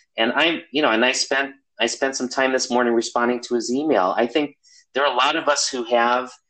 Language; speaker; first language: English; native; English